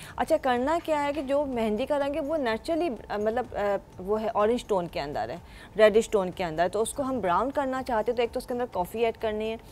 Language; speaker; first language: Urdu; native; Urdu